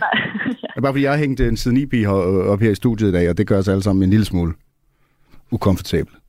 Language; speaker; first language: Danish; native; Danish